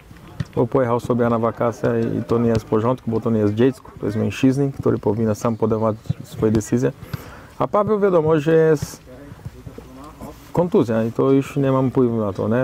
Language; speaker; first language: Polish; non-native, fluent; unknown